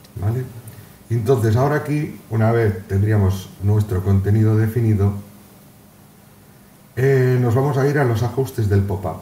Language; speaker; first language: Spanish; native; Spanish